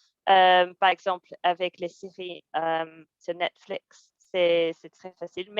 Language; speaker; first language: French; non-native, fluent; English